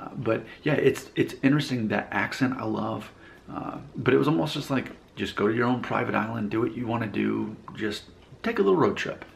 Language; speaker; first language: English; native; English